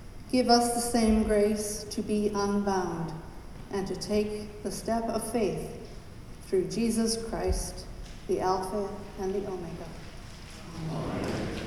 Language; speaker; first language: English; native; English